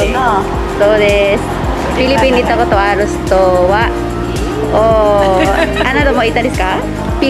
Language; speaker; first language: Japanese; non-native, fluent; Filipino